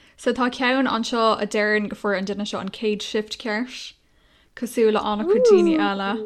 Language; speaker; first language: Irish; non-native, local second language; English